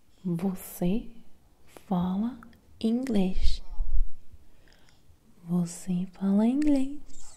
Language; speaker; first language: Portuguese; non-native, learner; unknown